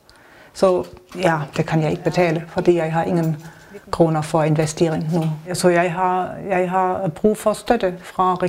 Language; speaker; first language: Danish; non-native, learner; German